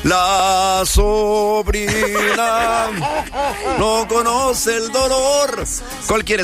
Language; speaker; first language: Spanish; native; Spanish